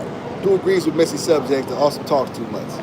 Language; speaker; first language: English; native; English